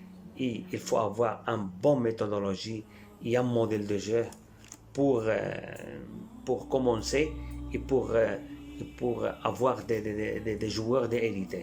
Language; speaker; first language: French; non-native, fluent; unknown